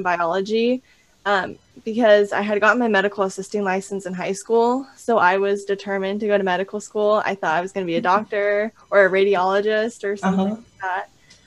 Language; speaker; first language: English; native; English